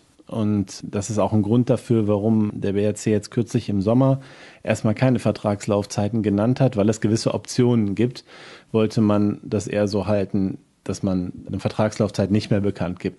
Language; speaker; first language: German; native; German